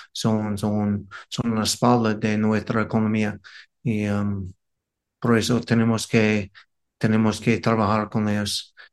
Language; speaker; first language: Spanish; non-native, fluent; English